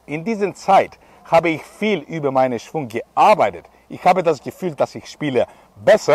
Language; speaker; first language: German; non-native, fluent; Greek